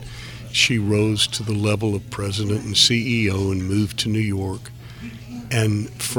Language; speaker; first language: English; native; English